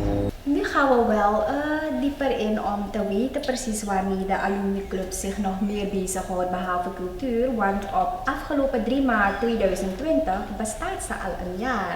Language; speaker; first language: Dutch; native; Dutch